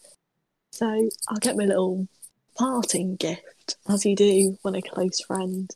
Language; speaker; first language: English; native; English